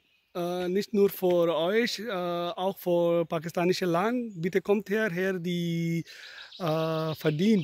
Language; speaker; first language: German; non-native, learner; Urdu